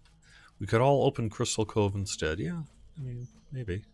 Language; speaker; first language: English; native; English